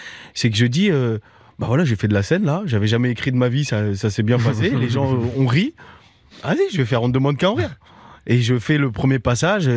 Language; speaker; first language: French; native; French